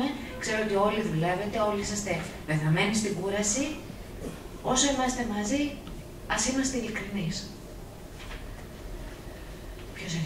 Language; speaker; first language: Greek; native; Greek